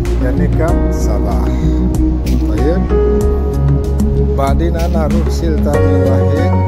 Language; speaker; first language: Arabic; non-native, learner; Indonesian